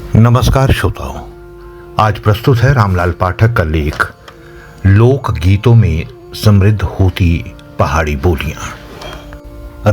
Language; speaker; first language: Hindi; native; Hindi